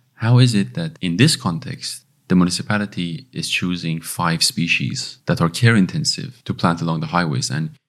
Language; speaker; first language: English; non-native, fluent; Persian